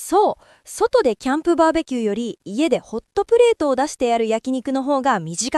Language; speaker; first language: Japanese; native; Japanese